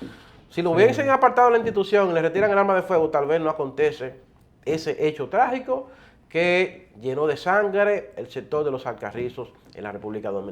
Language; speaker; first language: Spanish; native; Spanish